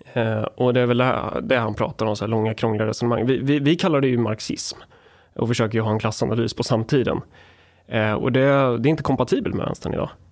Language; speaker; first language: Swedish; native; Swedish